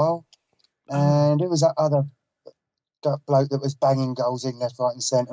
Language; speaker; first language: English; native; English